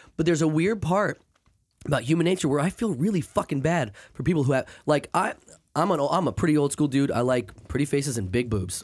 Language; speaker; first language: English; native; English